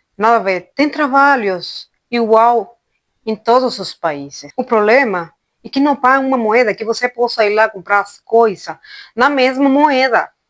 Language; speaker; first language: Portuguese; non-native, fluent; Spanish